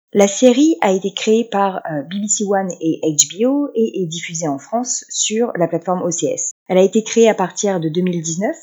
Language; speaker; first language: French; native; French